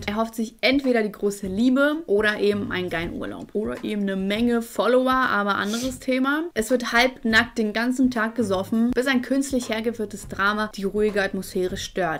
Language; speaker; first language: German; native; German